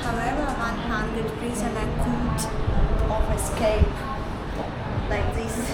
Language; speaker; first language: English; non-native, learner; Russian